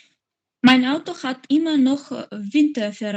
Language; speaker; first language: German; non-native, learner; Macedonian